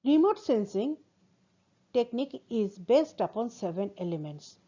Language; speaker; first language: English; non-native, local second language; Assamese